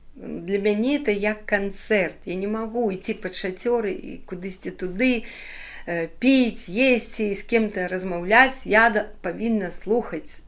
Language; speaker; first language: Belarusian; non-native, local second language; Ukrainian